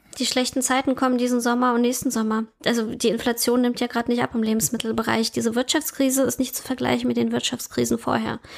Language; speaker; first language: German; early bilingual, other home language; Russian